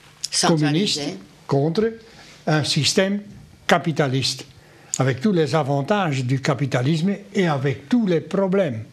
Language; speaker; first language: French; non-native, local second language; Dutch